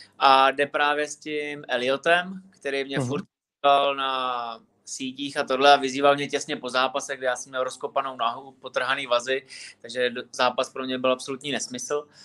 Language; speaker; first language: Czech; native; Czech